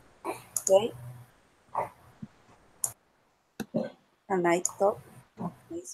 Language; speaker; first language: English; non-native, learner; Spanish